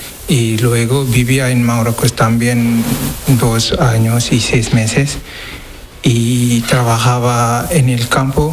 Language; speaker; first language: Spanish; non-native, learner; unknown